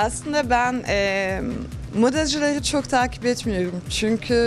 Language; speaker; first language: Turkish; early bilingual, heritage; Turkish